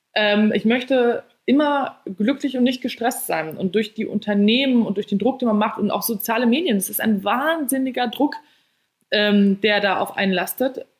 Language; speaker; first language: German; native; German